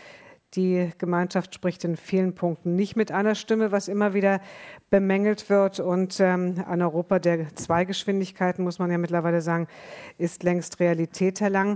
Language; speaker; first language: German; native; German